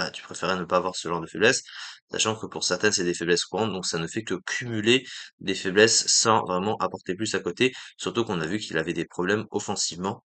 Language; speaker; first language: French; native; French